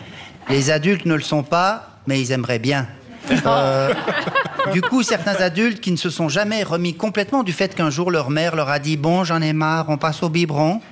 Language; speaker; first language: French; native; French